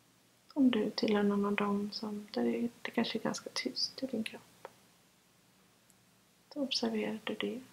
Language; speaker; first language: Swedish; native; Swedish